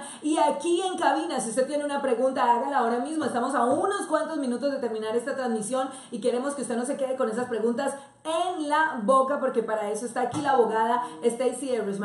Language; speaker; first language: Spanish; native; Spanish